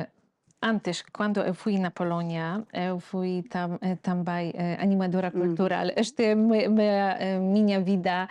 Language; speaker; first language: Portuguese; non-native, fluent; Polish